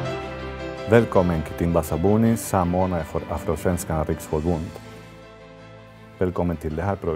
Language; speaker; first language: Swedish; non-native, fluent; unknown